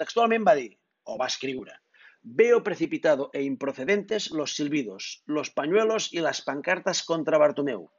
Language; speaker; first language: Spanish; non-native, local second language; Catalan